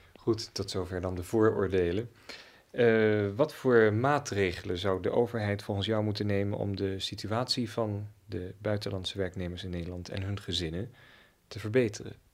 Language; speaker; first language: Dutch; native; Dutch